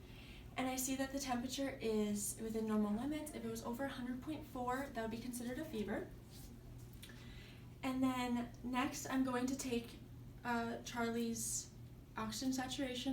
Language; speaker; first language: English; native; English